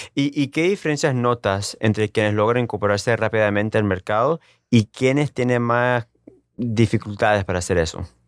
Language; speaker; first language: Spanish; early bilingual, heritage; Spanish